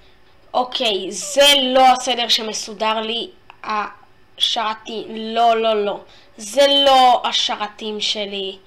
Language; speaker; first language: Hebrew; native; Hebrew